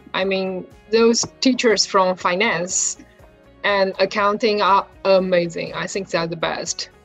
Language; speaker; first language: English; non-native, fluent; Chinese